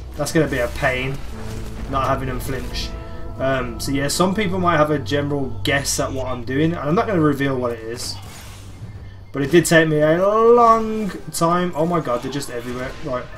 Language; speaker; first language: English; native; English